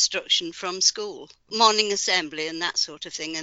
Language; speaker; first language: English; native; English